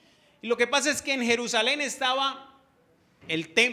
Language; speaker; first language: Spanish; native; Spanish